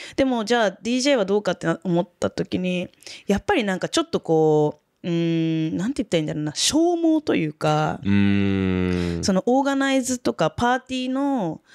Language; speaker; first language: Japanese; native; Japanese